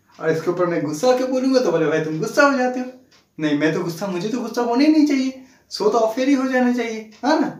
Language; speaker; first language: Hindi; non-native, local second language; Bangla